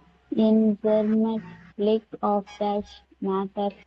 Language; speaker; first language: German; non-native, learner; Tamil